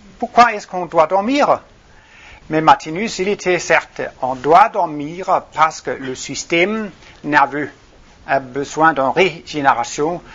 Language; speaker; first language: French; non-native, fluent; Danish